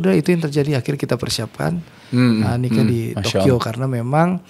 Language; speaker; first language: Indonesian; native; Indonesian